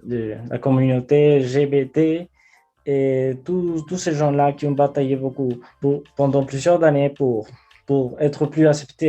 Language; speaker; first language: French; non-native, fluent; Spanish